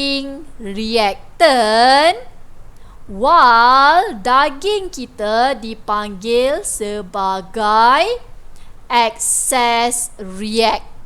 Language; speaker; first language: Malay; native; Malay